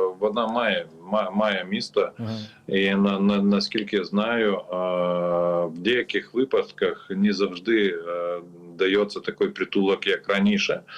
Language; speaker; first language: Ukrainian; non-native, learner; Lithuanian